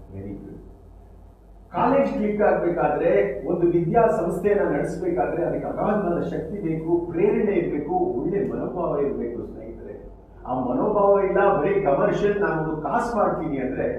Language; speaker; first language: Kannada; native; Kannada